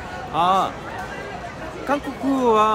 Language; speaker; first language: Japanese; non-native, learner; Korean